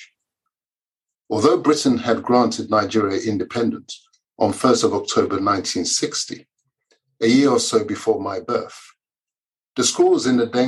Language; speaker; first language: English; early bilingual, other home language; Yoruba